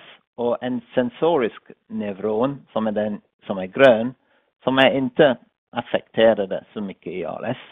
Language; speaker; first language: Swedish; non-native, fluent; English